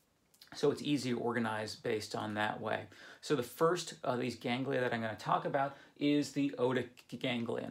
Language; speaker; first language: English; native; English